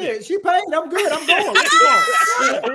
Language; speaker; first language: English; native; English